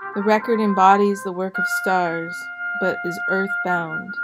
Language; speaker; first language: English; native; English